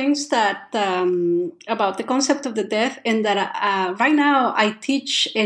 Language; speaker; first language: English; non-native, fluent; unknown